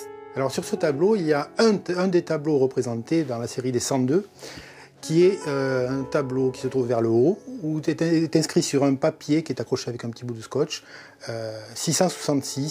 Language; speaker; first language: French; native; French